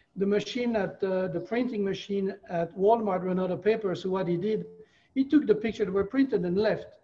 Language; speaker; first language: English; non-native, fluent; French